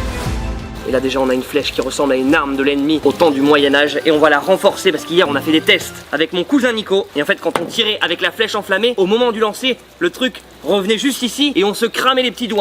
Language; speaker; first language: French; native; French